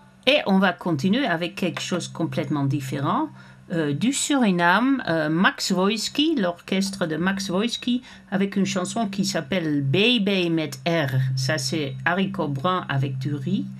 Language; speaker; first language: French; non-native, fluent; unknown